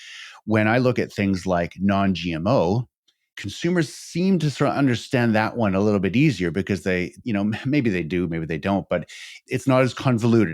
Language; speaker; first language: English; native; English